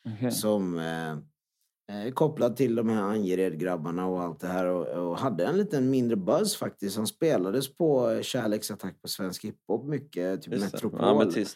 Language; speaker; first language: Swedish; non-native, local second language; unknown